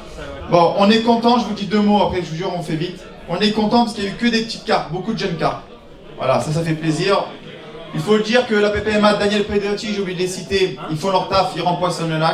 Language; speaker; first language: French; native; French